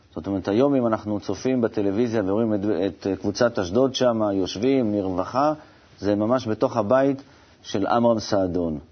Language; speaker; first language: Hebrew; native; Hebrew